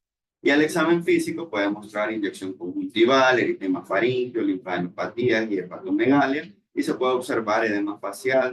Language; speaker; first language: Spanish; native; Spanish